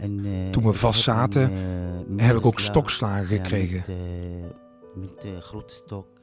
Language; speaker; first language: Dutch; non-native, learner; Arabic